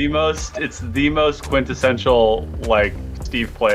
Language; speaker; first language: English; native; English